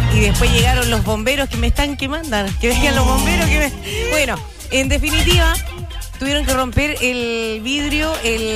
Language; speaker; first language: Spanish; native; Spanish